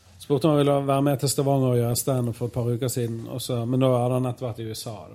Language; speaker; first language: Norwegian; native; Norwegian